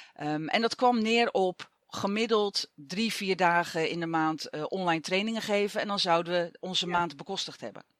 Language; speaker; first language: Dutch; native; Dutch